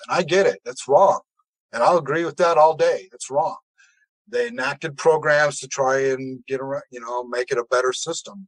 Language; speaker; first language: English; native; English